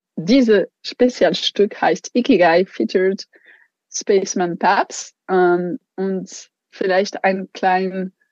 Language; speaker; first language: German; non-native, local second language; French